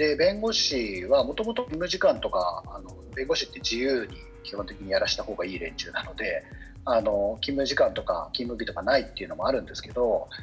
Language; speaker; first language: Japanese; native; Japanese